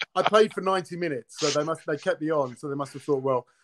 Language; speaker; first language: English; early bilingual, other home language; Italian